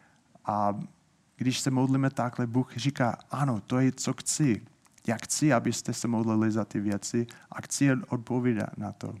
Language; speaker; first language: Czech; non-native, fluent; English